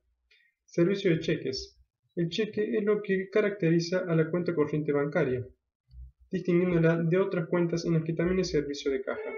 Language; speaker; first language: Spanish; native; Spanish